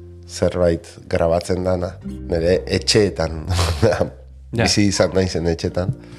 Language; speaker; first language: Basque; non-native, local second language; Spanish